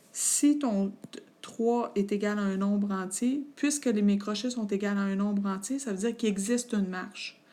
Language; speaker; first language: French; native; French